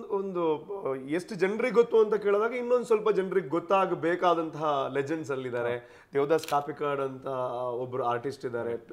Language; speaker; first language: Kannada; non-native, local second language; Tulu